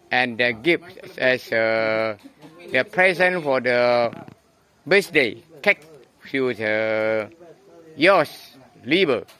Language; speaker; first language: English; non-native, learner; Indonesian